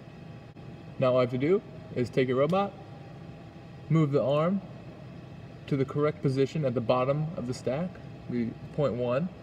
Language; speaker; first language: English; native; English